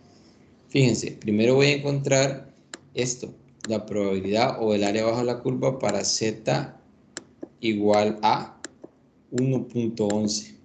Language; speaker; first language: Spanish; native; Spanish